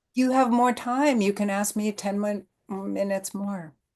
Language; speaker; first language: English; native; English